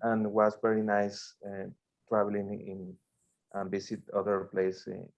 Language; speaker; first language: English; non-native, learner; Spanish